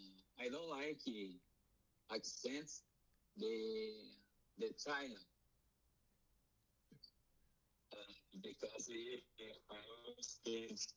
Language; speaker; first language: English; non-native, learner; Portuguese